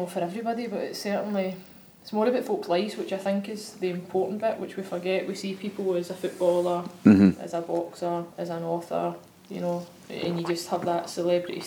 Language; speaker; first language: English; native; English